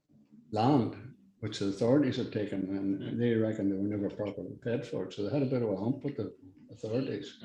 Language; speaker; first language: English; native; English